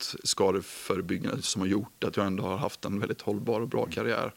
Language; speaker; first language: Swedish; native; Swedish